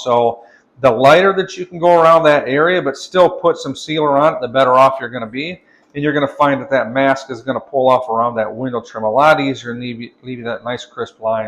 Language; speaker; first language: English; native; English